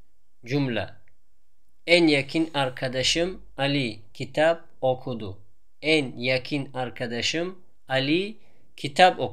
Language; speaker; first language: Turkish; non-native, fluent; Tajik